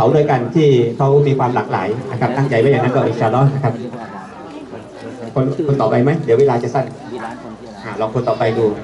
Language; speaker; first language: Thai; native; Thai